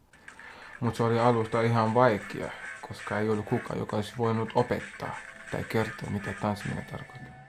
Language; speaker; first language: Finnish; non-native, fluent; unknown